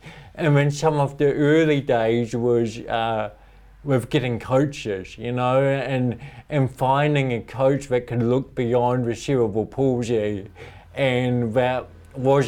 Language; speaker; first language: English; native; English